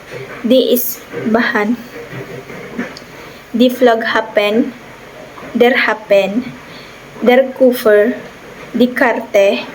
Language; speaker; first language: German; non-native, learner; Bikol